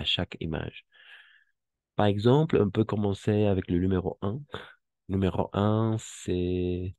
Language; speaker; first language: French; non-native, fluent; Spanish